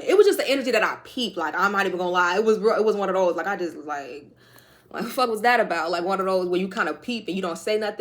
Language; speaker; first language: English; native; English